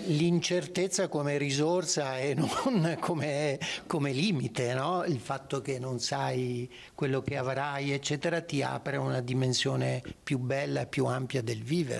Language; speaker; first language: Italian; native; Italian